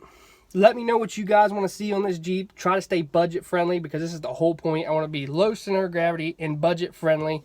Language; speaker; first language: English; native; English